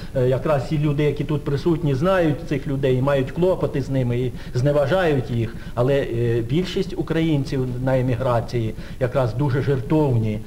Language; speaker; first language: Ukrainian; native; Ukrainian